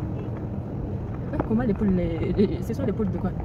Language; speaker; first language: French; non-native, learner; Kinyarwanda